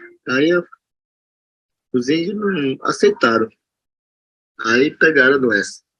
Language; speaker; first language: Portuguese; non-native, local second language; Yanomámi